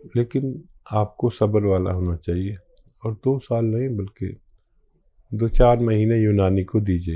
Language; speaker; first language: Hindi; native; Hindi